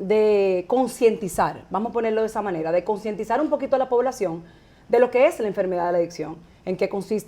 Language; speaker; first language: Spanish; native; Spanish